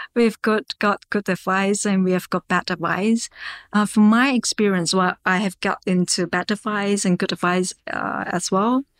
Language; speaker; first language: English; non-native, local second language; Cantonese